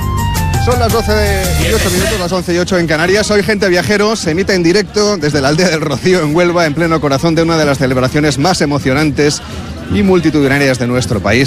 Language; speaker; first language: Spanish; native; Spanish